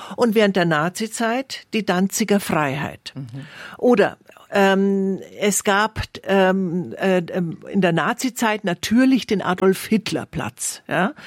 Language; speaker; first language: German; native; German